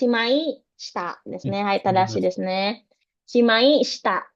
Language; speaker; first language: Japanese; non-native, fluent; Indonesian